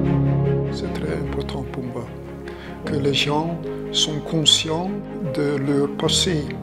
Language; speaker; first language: French; non-native, fluent; Dutch